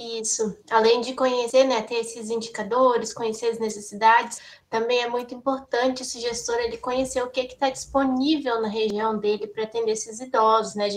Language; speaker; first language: Portuguese; native; Portuguese